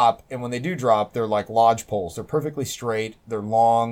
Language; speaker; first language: English; native; English